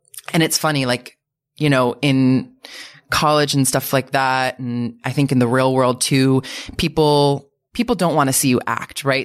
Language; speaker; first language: English; native; English